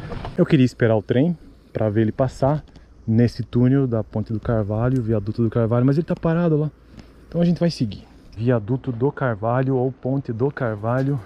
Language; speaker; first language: Portuguese; native; Portuguese